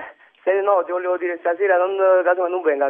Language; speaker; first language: Italian; native; Italian